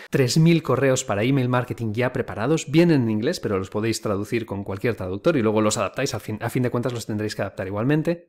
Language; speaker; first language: Spanish; native; Spanish